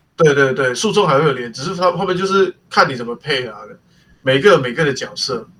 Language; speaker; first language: Chinese; native; Chinese